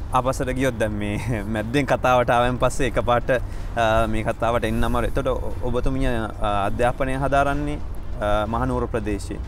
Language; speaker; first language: Sinhala; native; Sinhala